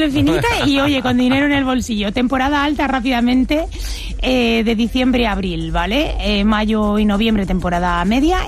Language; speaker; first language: Spanish; native; Spanish